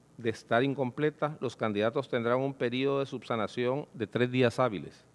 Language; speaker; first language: Spanish; native; Spanish